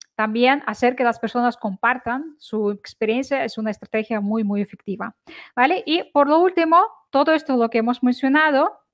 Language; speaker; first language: Spanish; non-native, fluent; Ukrainian